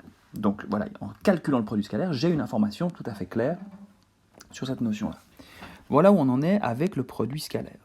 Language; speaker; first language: French; native; French